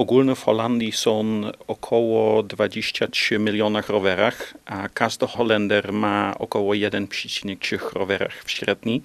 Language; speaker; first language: Polish; non-native, learner; Dutch